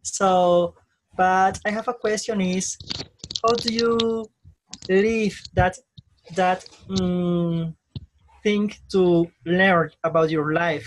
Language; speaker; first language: English; non-native, learner; Spanish